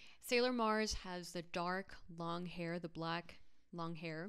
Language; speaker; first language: English; early bilingual, other home language; Spanish